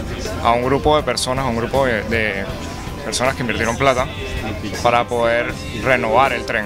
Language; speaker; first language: Spanish; native; Spanish